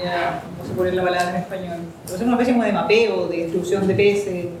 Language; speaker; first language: Spanish; native; Spanish